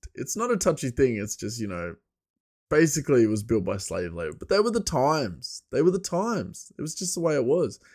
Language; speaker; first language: English; native; English